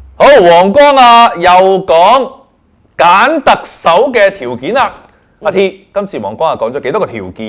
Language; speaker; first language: Cantonese; native; Cantonese